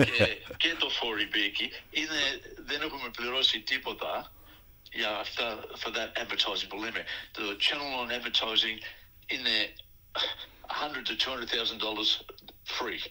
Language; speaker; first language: Greek; early bilingual, heritage; Greek